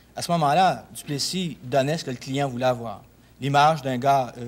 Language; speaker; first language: French; native; French